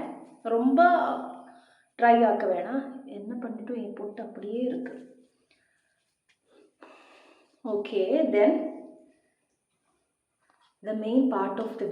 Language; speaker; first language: Tamil; non-native, learner; Malayalam